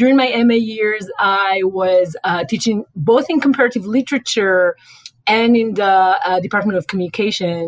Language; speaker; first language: English; non-native, fluent; Hebrew